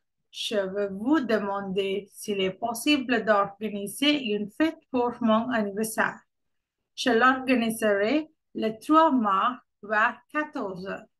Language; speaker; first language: French; non-native, fluent; Sinhala